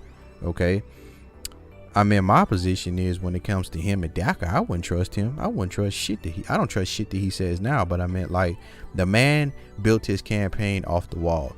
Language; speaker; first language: English; native; English